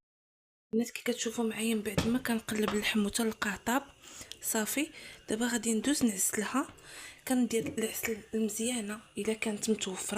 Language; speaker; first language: Arabic; native; Arabic